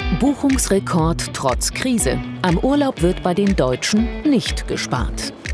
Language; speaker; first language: German; native; German